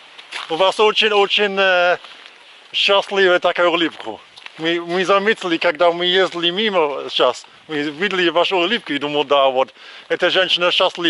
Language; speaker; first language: Russian; non-native, fluent; English